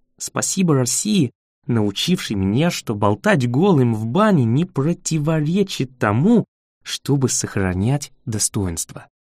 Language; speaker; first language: Russian; non-native, fluent; English